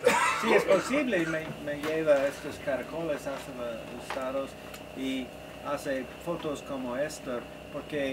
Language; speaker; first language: Spanish; non-native, learner; English